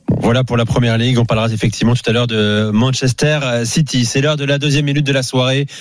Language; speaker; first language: French; native; French